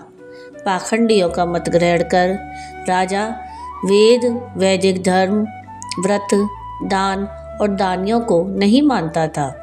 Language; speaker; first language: Hindi; native; Hindi